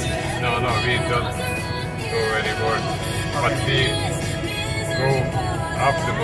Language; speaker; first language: English; non-native, learner; Croatian